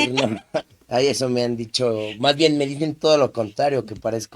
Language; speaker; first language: Spanish; native; Spanish